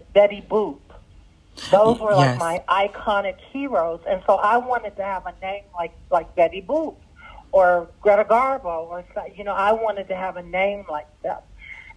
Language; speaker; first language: English; early bilingual, other home language; Arabic